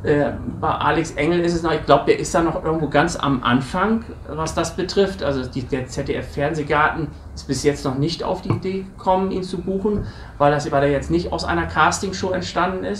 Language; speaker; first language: German; native; German